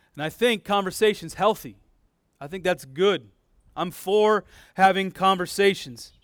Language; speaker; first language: English; native; English